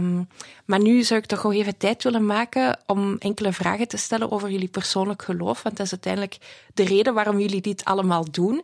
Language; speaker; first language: Dutch; native; Dutch